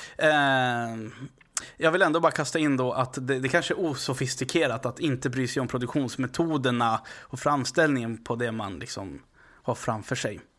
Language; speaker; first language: Swedish; native; Swedish